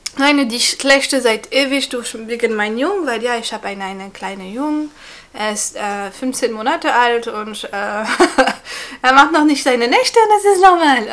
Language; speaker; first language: German; non-native, fluent; French